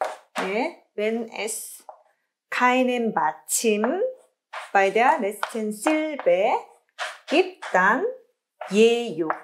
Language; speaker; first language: German; non-native, learner; Korean